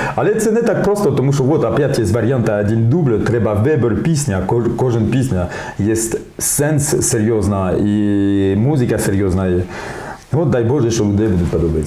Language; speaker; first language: Ukrainian; non-native, learner; French